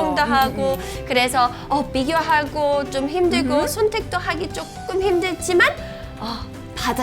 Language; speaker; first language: Korean; non-native, fluent; English